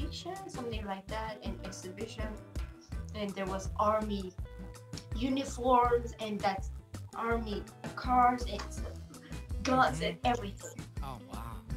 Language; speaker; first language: English; non-native, fluent; Turkish